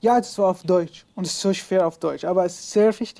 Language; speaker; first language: German; non-native, learner; Arabic